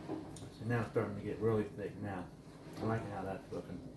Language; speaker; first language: English; native; English